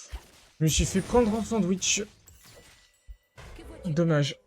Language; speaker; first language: French; native; French